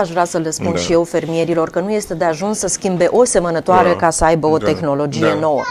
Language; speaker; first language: Romanian; native; Romanian